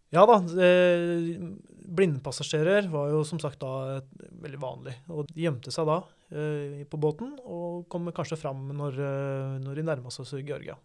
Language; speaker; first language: Norwegian; native; Norwegian